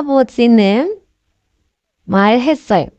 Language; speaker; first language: Korean; non-native, fluent; Indonesian